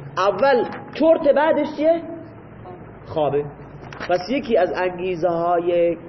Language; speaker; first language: Persian; non-native, local second language; Baluchi